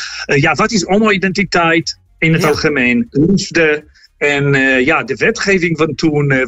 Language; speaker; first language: Dutch; non-native, fluent; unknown